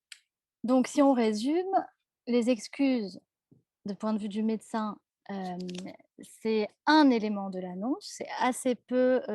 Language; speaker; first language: French; native; French